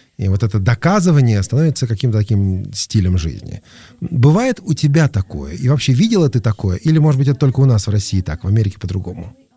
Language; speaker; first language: Russian; native; Russian